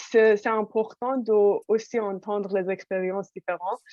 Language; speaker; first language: French; non-native, fluent; Persian